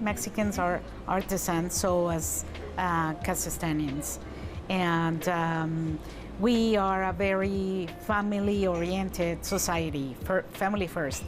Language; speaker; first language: English; non-native, fluent; Spanish